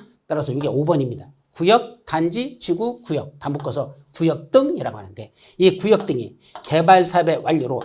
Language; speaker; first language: Korean; native; Korean